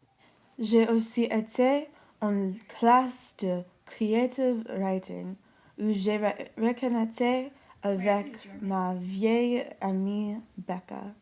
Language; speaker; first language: French; non-native, learner; English